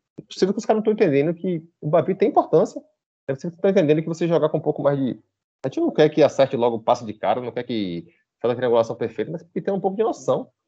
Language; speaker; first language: Portuguese; native; Portuguese